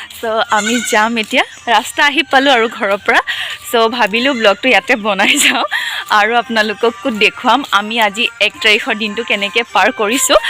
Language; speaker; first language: Assamese; non-native, local second language; Bodo